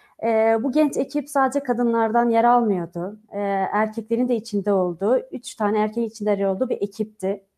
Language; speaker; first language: Turkish; non-native, local second language; Kurdish